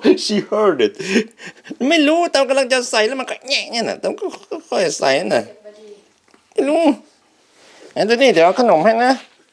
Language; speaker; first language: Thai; non-native, fluent; Norwegian